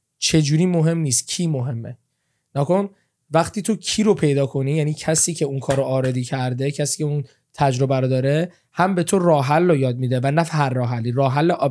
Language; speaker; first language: Persian; early bilingual, heritage; Persian